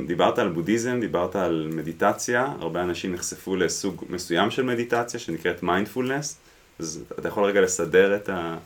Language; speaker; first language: Hebrew; native; Hebrew